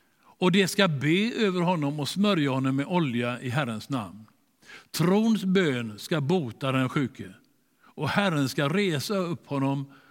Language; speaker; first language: Swedish; native; Swedish